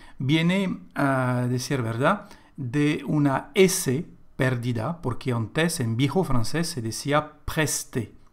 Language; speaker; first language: Spanish; non-native, fluent; French